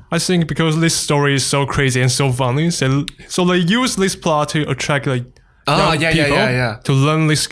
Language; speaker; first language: English; non-native, fluent; Chinese